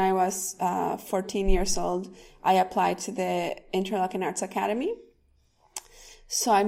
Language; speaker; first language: English; non-native, fluent; Spanish